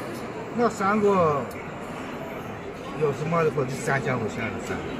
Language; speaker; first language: Chinese; native; Chinese